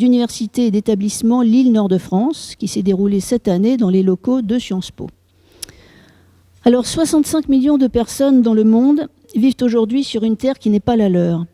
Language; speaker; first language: French; native; French